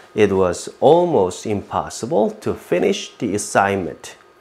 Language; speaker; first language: English; non-native, fluent; Korean